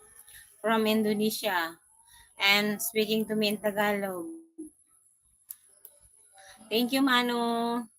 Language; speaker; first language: English; non-native, local second language; Filipino